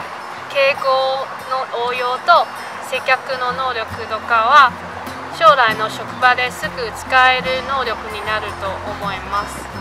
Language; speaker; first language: Japanese; non-native, fluent; Chinese